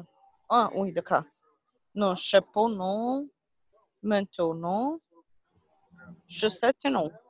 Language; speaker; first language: French; non-native, learner; Portuguese